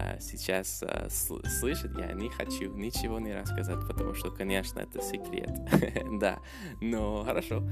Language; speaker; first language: Russian; non-native, fluent; English